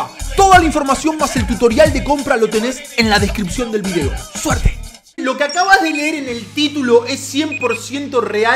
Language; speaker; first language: Spanish; native; Spanish